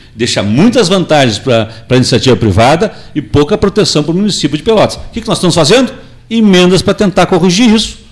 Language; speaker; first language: Portuguese; native; Portuguese